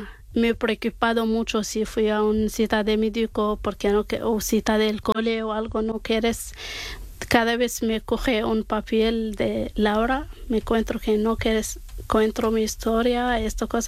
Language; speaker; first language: Spanish; non-native, learner; Arabic